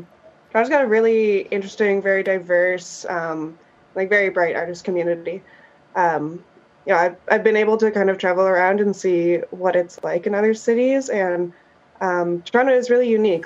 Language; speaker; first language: English; native; English